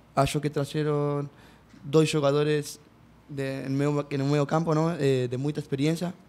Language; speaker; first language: Portuguese; non-native, learner; Spanish